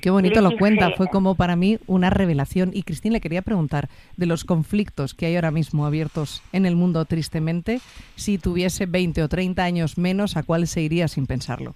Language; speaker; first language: Spanish; native; Spanish